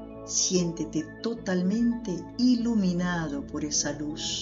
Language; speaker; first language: Spanish; non-native, fluent; Portuguese